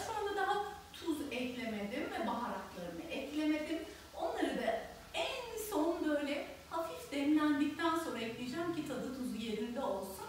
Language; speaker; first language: Turkish; native; Turkish